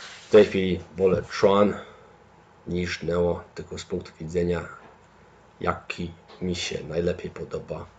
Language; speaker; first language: Polish; early bilingual, heritage; Polish